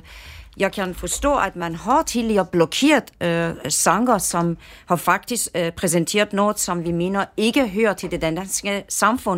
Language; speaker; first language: Danish; non-native, fluent; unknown